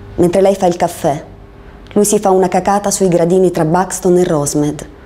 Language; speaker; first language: Italian; native; Italian